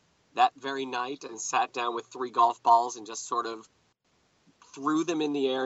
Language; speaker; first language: English; native; English